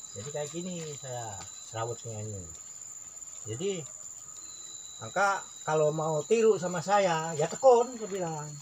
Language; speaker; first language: Indonesian; non-native, local second language; Javanese